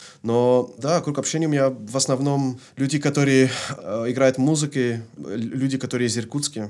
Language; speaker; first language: Russian; non-native, fluent; Dutch